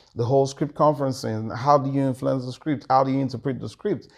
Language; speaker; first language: English; non-native, local second language; Igbo